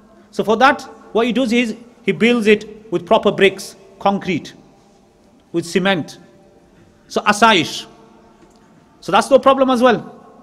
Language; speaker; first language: English; native; English